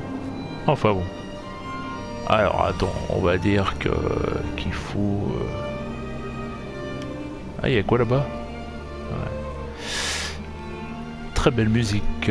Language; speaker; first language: French; native; French